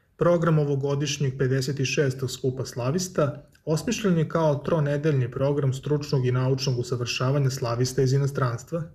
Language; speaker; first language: Serbian; native; Serbian